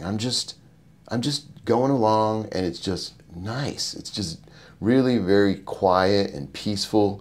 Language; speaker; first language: English; native; English